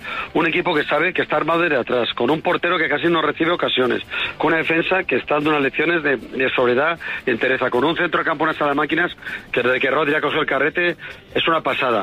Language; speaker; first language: Spanish; native; Spanish